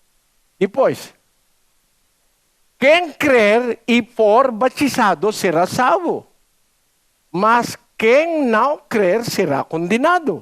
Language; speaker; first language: Portuguese; non-native, learner; Filipino